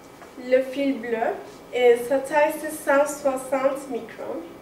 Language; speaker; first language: French; non-native, learner; Turkish